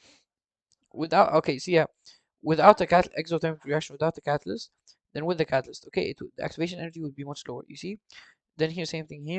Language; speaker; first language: English; non-native, fluent; Arabic